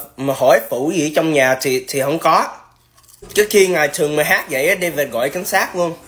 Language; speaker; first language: Vietnamese; early bilingual, heritage; Vietnamese